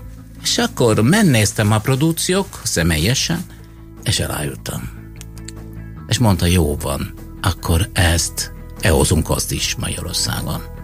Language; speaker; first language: Hungarian; non-native, fluent; Italian